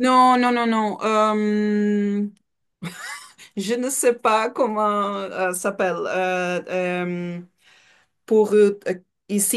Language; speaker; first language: French; non-native, learner; Portuguese